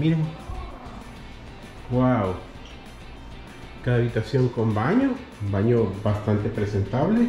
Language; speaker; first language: Spanish; native; Spanish